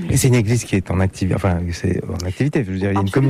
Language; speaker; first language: French; native; French